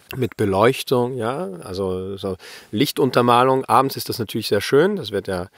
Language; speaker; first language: German; early bilingual, heritage; German